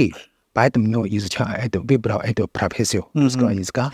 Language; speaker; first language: Russian; non-native, learner; Chinese